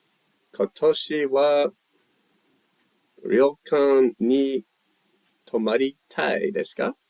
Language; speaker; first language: Japanese; non-native, learner; English